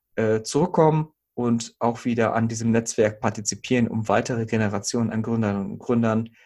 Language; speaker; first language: German; native; German